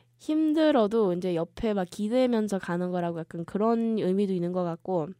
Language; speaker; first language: Korean; early bilingual, heritage; Korean